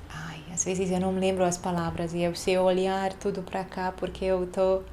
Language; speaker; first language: Portuguese; non-native, fluent; Hungarian